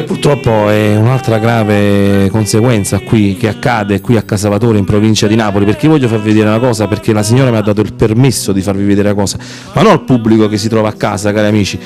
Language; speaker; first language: Italian; native; Italian